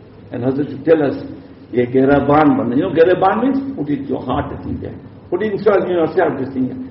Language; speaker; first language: English; non-native, local second language; Urdu